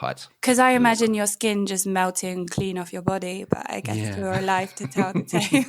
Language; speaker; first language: English; native; English